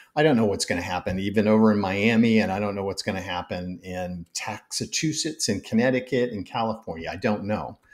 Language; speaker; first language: English; native; English